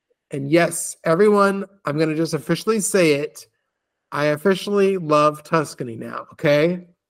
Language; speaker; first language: English; native; English